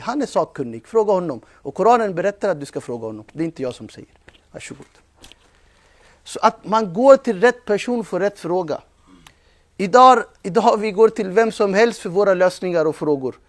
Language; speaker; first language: Swedish; non-native, fluent; Urdu